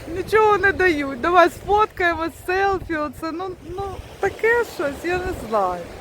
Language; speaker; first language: Ukrainian; non-native, local second language; Russian